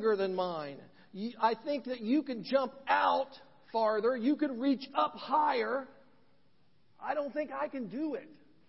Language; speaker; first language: English; native; English